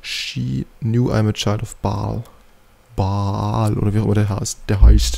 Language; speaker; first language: German; native; German